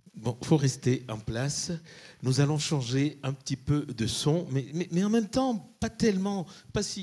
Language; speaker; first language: French; native; French